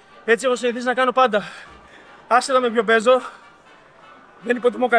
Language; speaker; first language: Greek; native; Greek